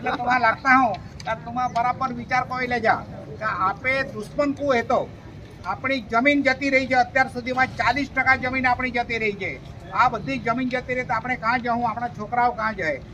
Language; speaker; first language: Gujarati; non-native, local second language; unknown